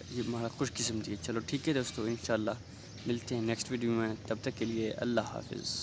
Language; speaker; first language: Urdu; non-native, local second language; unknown